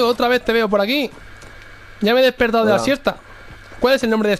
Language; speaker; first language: Spanish; native; Spanish